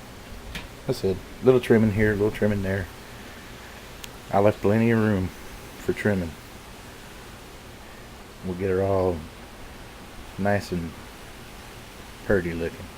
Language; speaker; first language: English; native; English